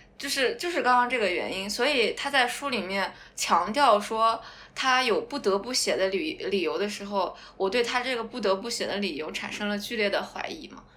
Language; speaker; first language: Chinese; non-native, local second language; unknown